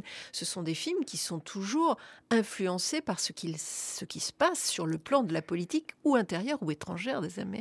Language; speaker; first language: French; native; French